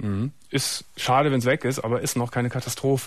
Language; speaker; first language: German; native; German